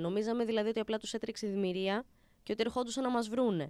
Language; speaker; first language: Greek; native; Greek